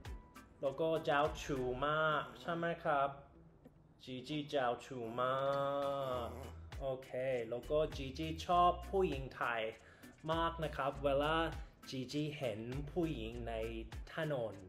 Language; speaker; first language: Thai; non-native, learner; English